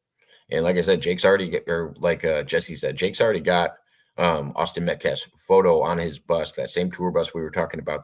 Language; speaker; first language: English; native; English